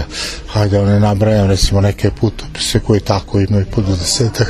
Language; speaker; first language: Serbian; native; Serbian